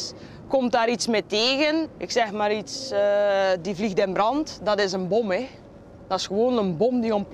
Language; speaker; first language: Dutch; native; Dutch